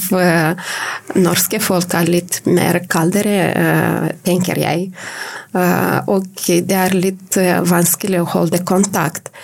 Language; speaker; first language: Norwegian; non-native, learner; Romanian